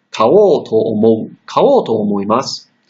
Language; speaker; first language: Japanese; non-native, fluent; English